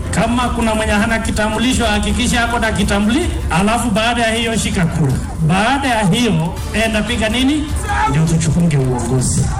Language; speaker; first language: Swahili; non-native, local second language; Kalenjin